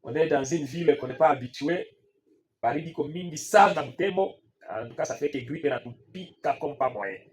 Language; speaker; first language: French; non-native, local second language; Swahili